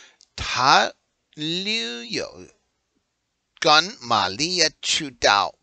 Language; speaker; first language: Chinese; non-native, learner; English